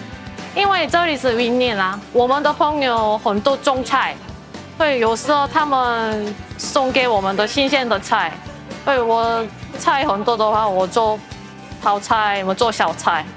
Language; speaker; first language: Chinese; non-native, learner; Korean